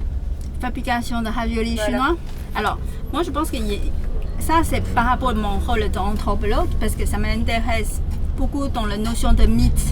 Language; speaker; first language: French; non-native, fluent; Chinese